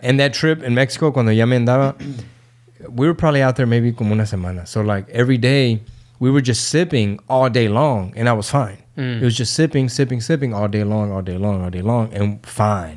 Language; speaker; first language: English; early bilingual, other home language; Spanish